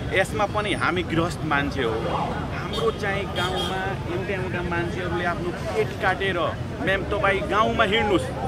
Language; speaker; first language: Nepali; non-native, local second language; Maithili